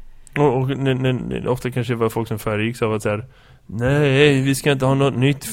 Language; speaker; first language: Swedish; native; Swedish